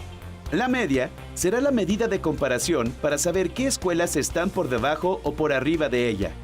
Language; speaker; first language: Spanish; native; Spanish